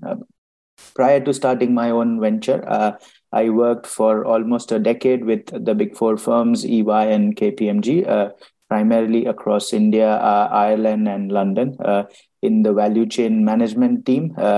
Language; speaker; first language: English; non-native, local second language; Gujarati